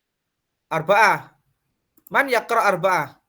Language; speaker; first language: Arabic; non-native, fluent; Indonesian